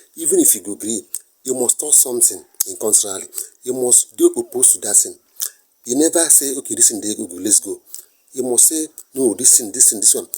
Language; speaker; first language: Nigerian Pidgin; non-native, local second language; Igbo